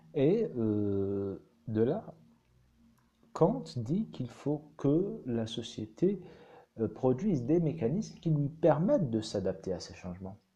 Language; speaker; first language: French; non-native, local second language; Arabic